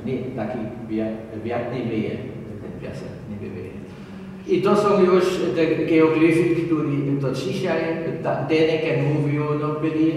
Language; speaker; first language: Polish; non-native, learner; German